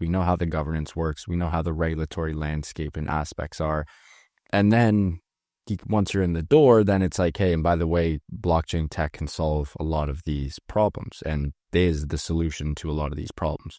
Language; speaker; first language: English; native; English